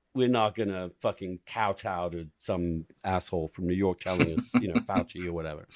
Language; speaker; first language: English; native; English